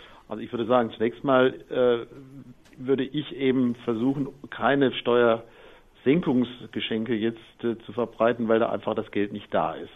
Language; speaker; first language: German; native; German